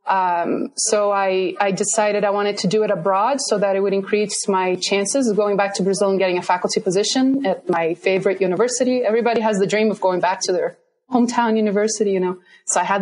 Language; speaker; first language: English; non-native, fluent; Portuguese